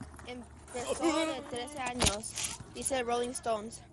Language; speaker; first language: Spanish; early bilingual, heritage; Spanish